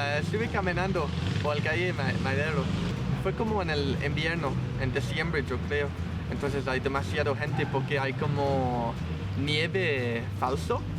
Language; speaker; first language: Spanish; non-native, learner; English